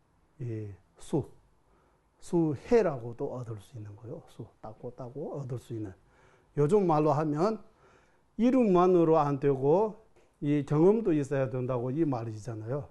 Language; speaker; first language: Korean; non-native, fluent; Tibetan